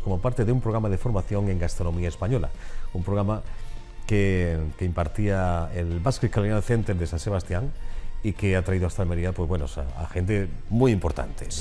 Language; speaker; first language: Spanish; native; Spanish